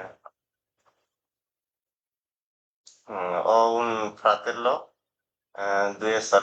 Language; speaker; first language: Italian; non-native, learner; Bangla